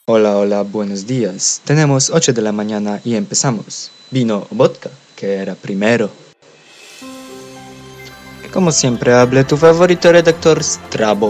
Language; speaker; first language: Spanish; non-native, learner; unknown